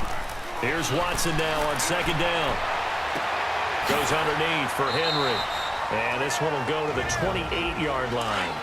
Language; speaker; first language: English; native; English